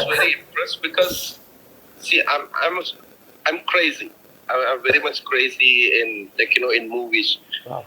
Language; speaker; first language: English; non-native, local second language; Tamil